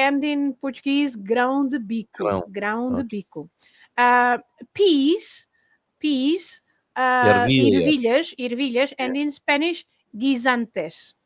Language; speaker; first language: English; non-native, fluent; Portuguese